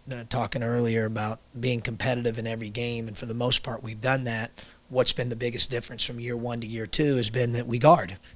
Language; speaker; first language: English; native; English